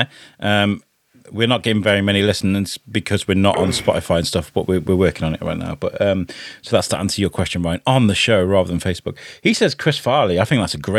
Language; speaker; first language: English; native; English